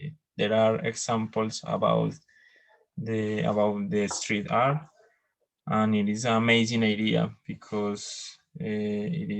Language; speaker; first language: English; non-native, learner; Spanish